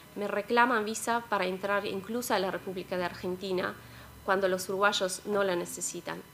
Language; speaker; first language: Spanish; non-native, fluent; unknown